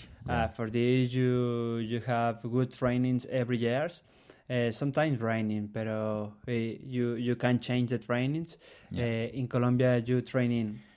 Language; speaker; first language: English; non-native, learner; Spanish